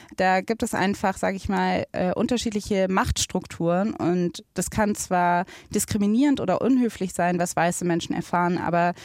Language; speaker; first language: German; native; German